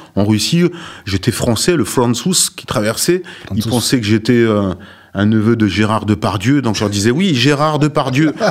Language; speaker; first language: French; native; French